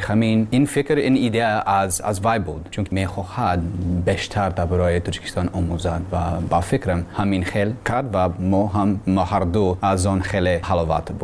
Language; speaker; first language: Persian; non-native, learner; English